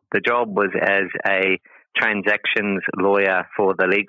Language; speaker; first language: English; native; English